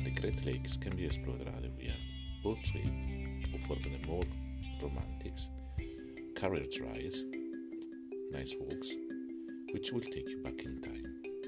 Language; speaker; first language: English; non-native, fluent; Italian